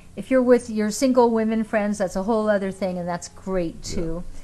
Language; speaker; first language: English; native; English